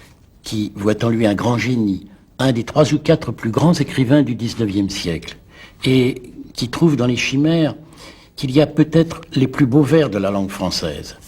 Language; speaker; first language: French; native; French